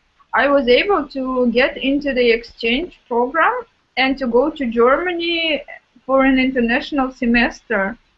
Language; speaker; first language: English; non-native, fluent; Russian